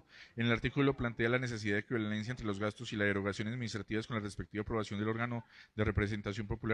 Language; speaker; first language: Spanish; native; Spanish